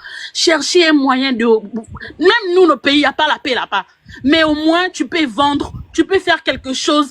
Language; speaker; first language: French; non-native, local second language; Lingala